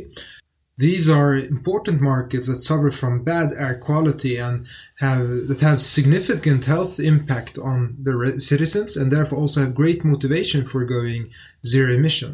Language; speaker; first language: English; non-native, fluent; Swedish